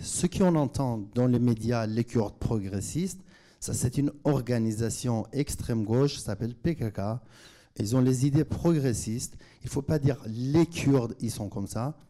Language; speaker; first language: French; non-native, fluent; Kurdish